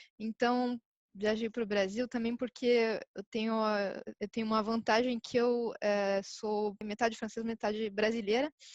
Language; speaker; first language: Portuguese; early bilingual, heritage; French